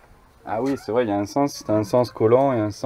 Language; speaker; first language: French; native; French